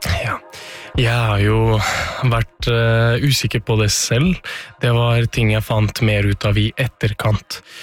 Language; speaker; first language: Norwegian; non-native, fluent; Serbian